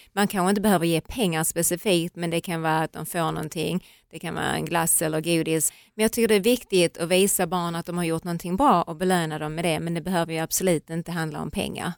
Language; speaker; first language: Swedish; native; Swedish